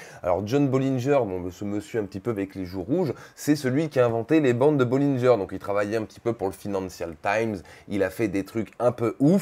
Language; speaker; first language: French; native; French